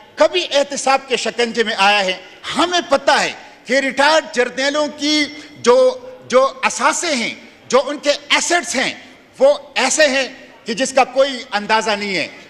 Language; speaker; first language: Urdu; non-native, local second language; Pashto